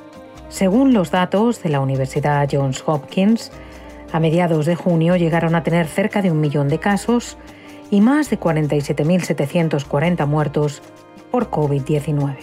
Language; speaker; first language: Spanish; native; Spanish